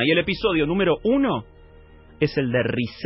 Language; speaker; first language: Spanish; native; Spanish